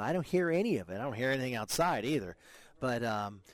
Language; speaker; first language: English; native; English